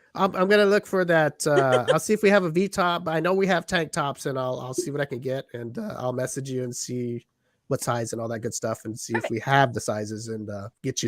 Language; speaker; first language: English; native; English